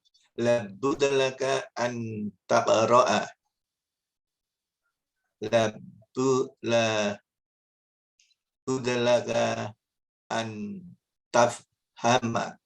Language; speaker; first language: Arabic; non-native, learner; Indonesian